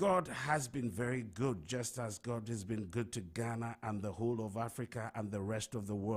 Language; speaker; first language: English; non-native, local second language; Akan